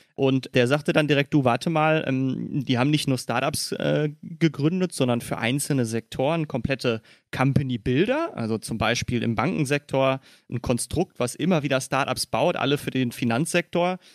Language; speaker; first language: German; native; German